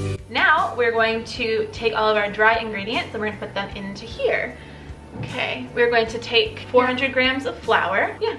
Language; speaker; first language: English; native; English